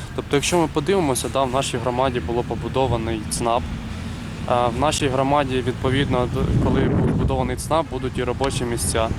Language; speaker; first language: Ukrainian; native; Ukrainian